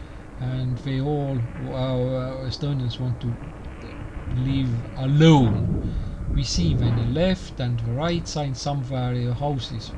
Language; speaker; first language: English; non-native, learner; Estonian